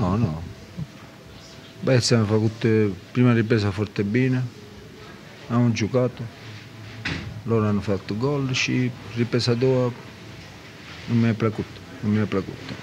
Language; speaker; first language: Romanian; non-native, learner; Italian